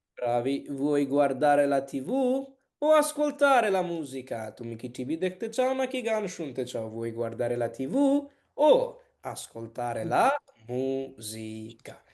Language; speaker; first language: Italian; non-native, fluent; Bangla